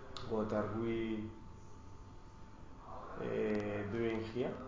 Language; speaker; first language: English; non-native, learner; Spanish